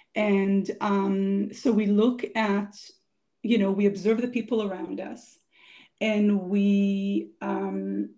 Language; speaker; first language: English; non-native, fluent; Hebrew